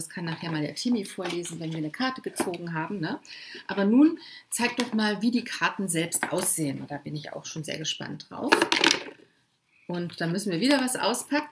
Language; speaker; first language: German; native; German